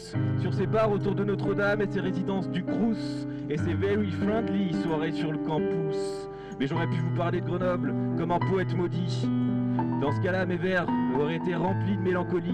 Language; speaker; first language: French; native; French